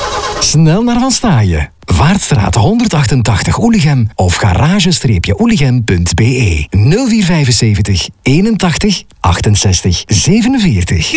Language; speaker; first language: Dutch; native; Dutch